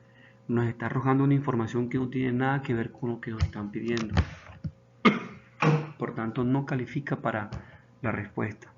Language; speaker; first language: Spanish; native; Spanish